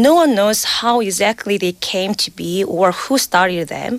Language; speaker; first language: English; non-native, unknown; Korean